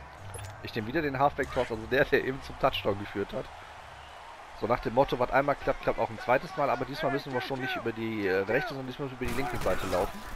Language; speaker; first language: German; native; German